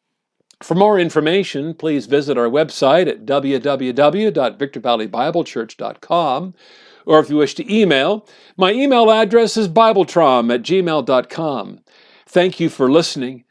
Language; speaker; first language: English; native; English